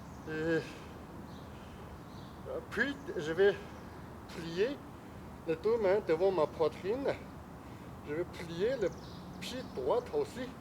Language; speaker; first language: French; non-native, learner; Chinese